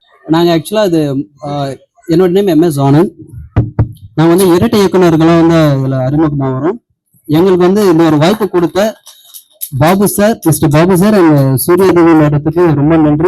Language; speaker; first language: Tamil; native; Tamil